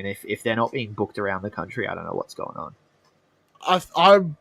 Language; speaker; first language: English; native; English